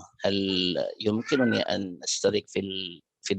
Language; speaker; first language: Arabic; non-native, fluent; Indonesian